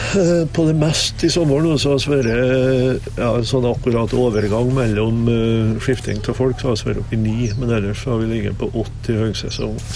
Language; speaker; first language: Norwegian; native; Norwegian